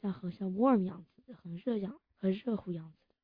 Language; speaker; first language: Chinese; early bilingual, heritage; English